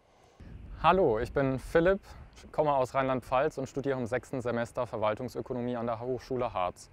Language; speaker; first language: German; native; German